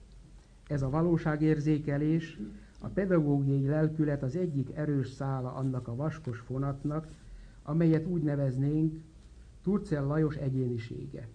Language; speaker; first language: Hungarian; native; Hungarian